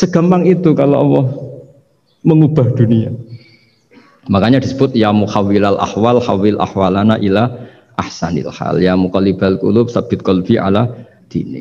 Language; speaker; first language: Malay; non-native, local second language; Javanese